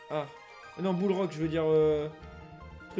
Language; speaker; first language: French; native; French